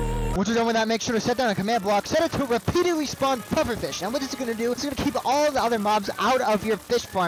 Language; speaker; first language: English; native; English